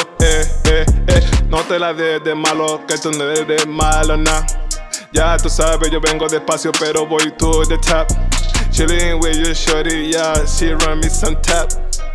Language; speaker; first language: English; non-native, fluent; Spanish